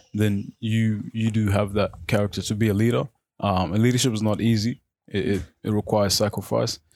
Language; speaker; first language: English; non-native, local second language; Arabic